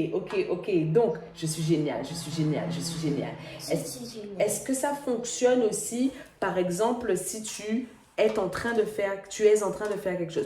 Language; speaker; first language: French; native; French